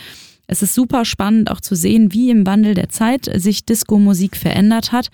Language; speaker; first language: German; native; German